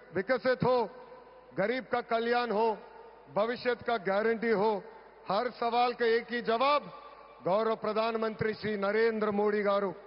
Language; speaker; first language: Hindi; non-native, local second language; Telugu